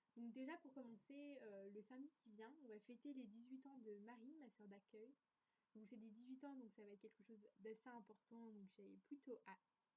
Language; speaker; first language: French; native; French